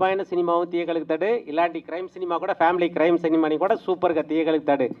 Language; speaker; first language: Telugu; native; Telugu